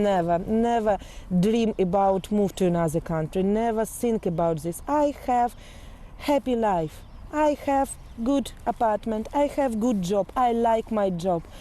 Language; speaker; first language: English; non-native, learner; Ukrainian